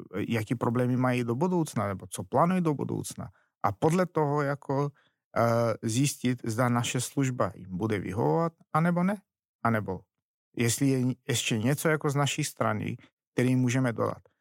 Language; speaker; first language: Czech; non-native, fluent; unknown